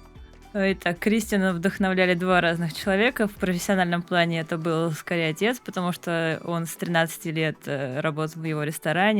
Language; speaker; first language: Russian; native; Russian